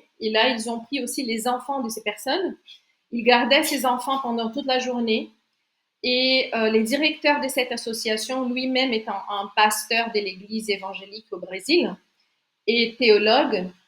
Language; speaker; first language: French; non-native, fluent; Portuguese